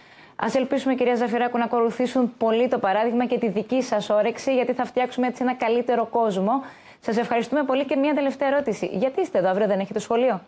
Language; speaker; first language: Greek; native; Greek